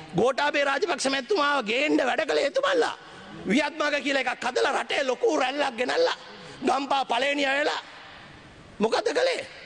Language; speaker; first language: Sinhala; native; Sinhala